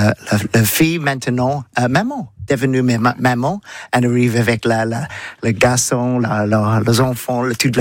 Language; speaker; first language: French; non-native, learner; English